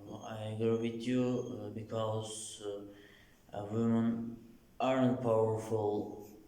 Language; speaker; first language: English; non-native, learner; Turkish